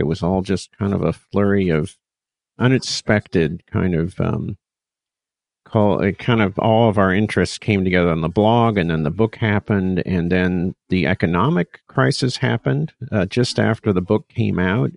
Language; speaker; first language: English; native; English